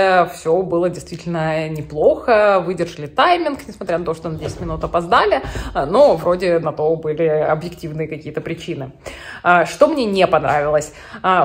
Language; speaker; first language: Russian; native; Russian